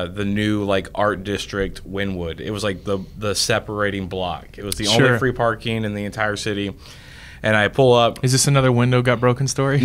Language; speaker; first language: English; native; English